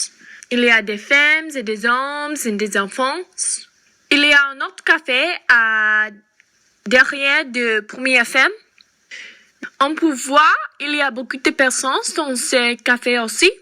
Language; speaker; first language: French; non-native, learner; English